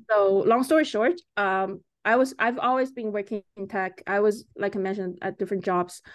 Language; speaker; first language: English; early bilingual, other home language; Chinese